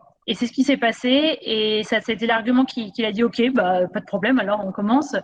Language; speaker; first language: French; native; French